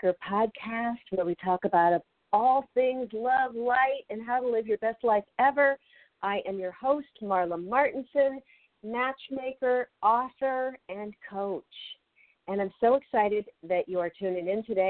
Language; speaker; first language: English; native; English